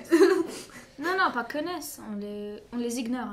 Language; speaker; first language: French; non-native, fluent; Bulgarian